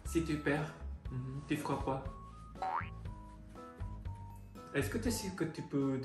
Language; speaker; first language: French; non-native, learner; Korean